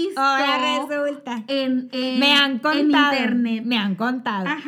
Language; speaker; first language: Spanish; native; Spanish